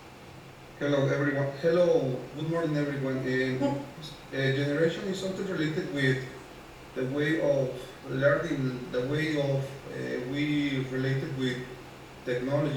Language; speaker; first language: English; non-native, learner; Spanish